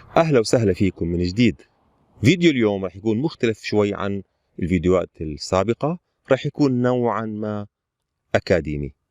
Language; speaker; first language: Arabic; native; Arabic